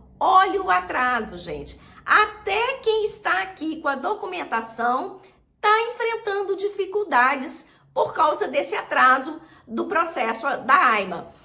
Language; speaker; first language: Portuguese; native; Portuguese